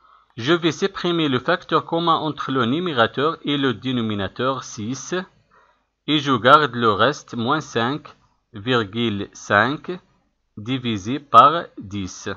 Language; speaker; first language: French; non-native, local second language; Arabic